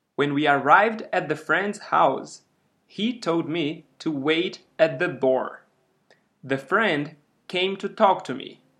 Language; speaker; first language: English; non-native, fluent; Portuguese